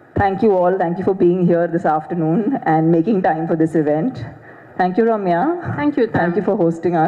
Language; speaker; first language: Tamil; non-native, fluent; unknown